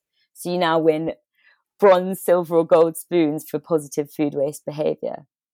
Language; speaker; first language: English; native; English